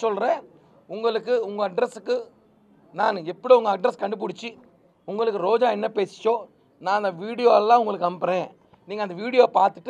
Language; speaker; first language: Tamil; non-native, local second language; Telugu